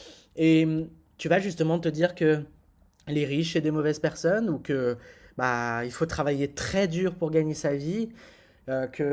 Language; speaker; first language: French; native; French